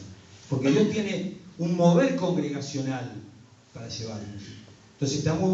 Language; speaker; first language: Spanish; native; Spanish